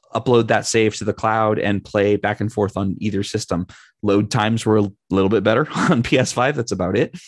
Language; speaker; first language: English; native; English